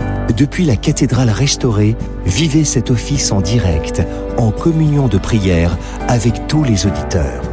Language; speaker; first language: French; native; French